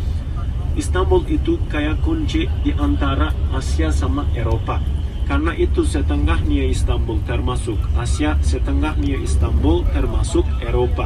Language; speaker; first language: Indonesian; non-native, fluent; Turkish